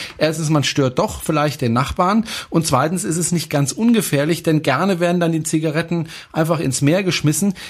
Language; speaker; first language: German; non-native, fluent; French